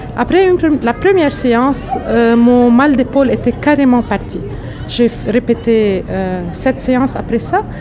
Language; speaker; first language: French; non-native, local second language; Arabic